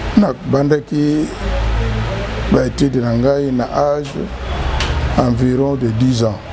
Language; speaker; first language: Lingala; non-native, local second language; Kongo